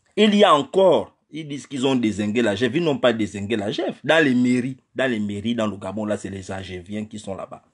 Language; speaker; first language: French; non-native, local second language; Fang